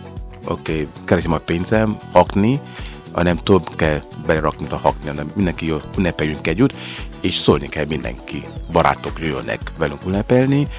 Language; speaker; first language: Hungarian; non-native, learner; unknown